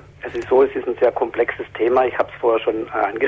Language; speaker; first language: German; native; German